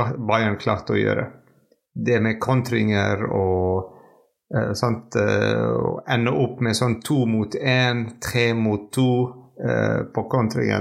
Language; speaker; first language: Norwegian; non-native, fluent; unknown